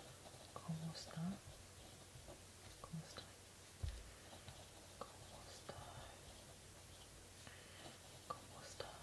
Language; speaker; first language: Italian; non-native, learner; English